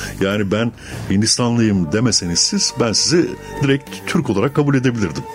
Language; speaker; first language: Turkish; native; Turkish